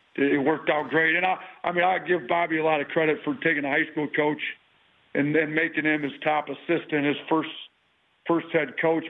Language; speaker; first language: English; native; English